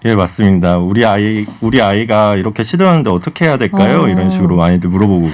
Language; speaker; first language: Korean; native; Korean